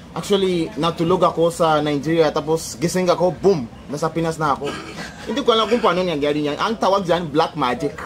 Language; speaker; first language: Filipino; non-native, fluent; Yoruba